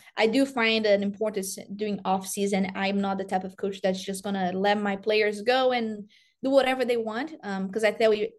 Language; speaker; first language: English; non-native, fluent; Portuguese